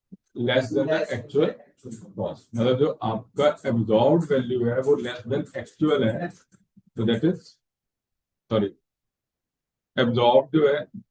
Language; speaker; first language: Hindi; native; Hindi